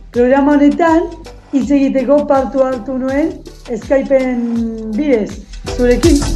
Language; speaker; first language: Basque; non-native, learner; Spanish